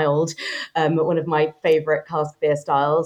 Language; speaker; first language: English; native; English